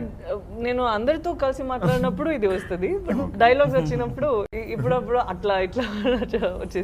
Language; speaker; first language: Telugu; non-native, local second language; Tamil